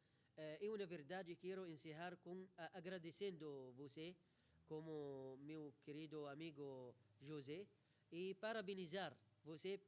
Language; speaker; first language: Portuguese; non-native, fluent; Arabic